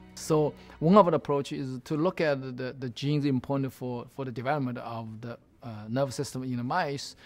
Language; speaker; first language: English; non-native, fluent; Chinese